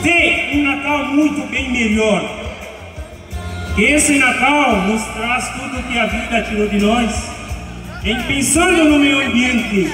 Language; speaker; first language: Portuguese; non-native, fluent; Haitian Creole